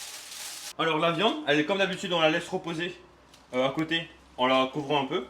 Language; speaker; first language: French; native; French